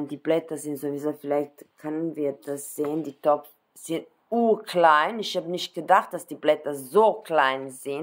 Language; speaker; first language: German; non-native, fluent; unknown